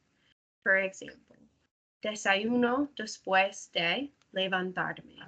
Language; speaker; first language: Spanish; non-native, learner; English